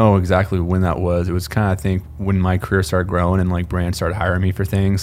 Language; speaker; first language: English; native; English